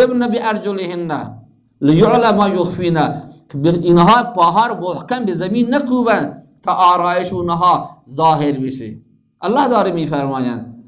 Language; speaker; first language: Persian; non-native, local second language; Baluchi